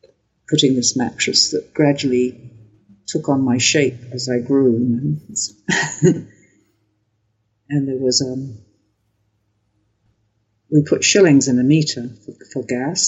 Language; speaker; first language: English; native; English